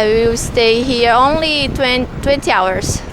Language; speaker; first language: English; non-native, learner; Portuguese